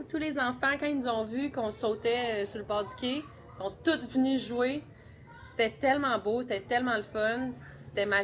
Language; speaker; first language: French; native; French